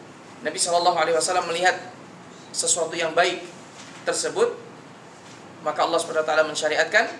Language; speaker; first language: Indonesian; native; Indonesian